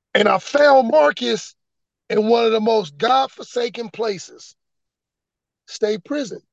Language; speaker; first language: English; native; English